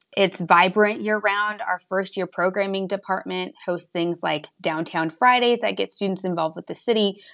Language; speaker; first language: English; native; English